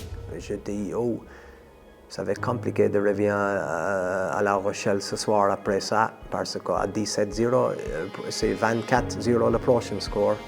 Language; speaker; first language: French; non-native, fluent; English